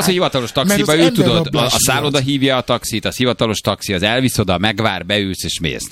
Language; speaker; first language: Hungarian; native; Hungarian